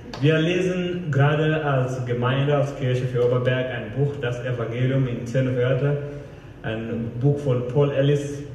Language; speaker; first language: German; non-native, fluent; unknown